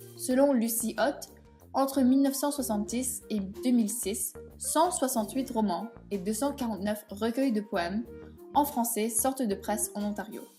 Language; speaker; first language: French; native; French